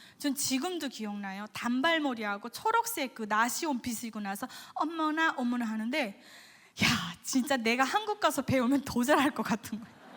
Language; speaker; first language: Korean; native; Korean